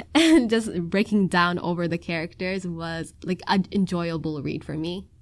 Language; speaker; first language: English; early bilingual, other home language; Somali